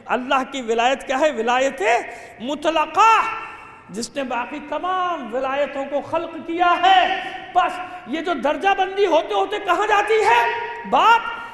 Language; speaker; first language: Urdu; native; Urdu